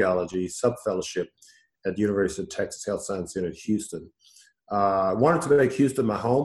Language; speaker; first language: English; native; English